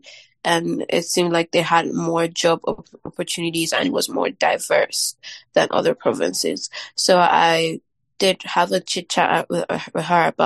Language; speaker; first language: English; non-native, local second language; Yoruba